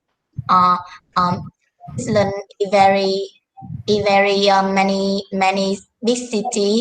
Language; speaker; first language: English; non-native, learner; Vietnamese